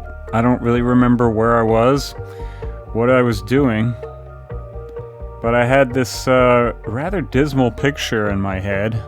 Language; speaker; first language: English; native; English